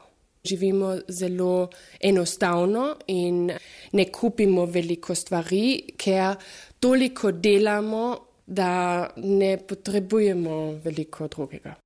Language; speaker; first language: Slovenian; non-native, fluent; German